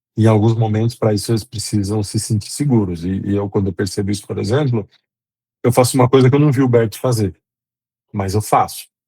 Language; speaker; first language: Portuguese; native; Portuguese